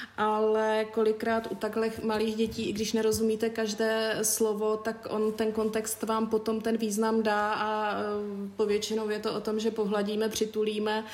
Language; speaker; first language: Czech; native; Czech